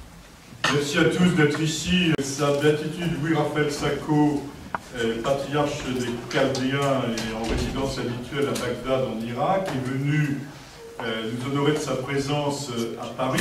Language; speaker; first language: French; native; French